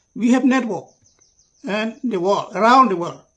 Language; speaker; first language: English; non-native, learner; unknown